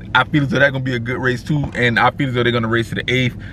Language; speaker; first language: English; native; English